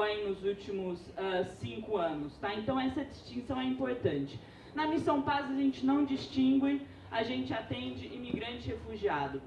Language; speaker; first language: Portuguese; native; Portuguese